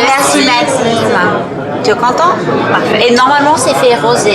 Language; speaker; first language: French; non-native, fluent; English